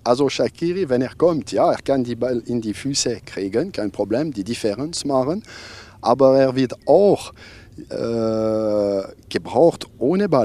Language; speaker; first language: German; non-native, local second language; French